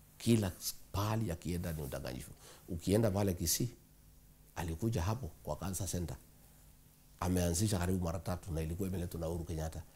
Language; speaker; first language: Swahili; non-native, local second language; Kikuyu